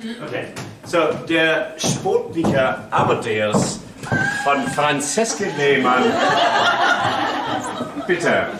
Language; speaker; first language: German; non-native, learner; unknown